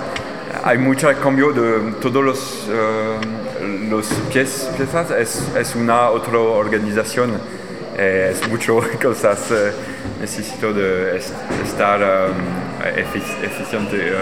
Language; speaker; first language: Spanish; non-native, learner; French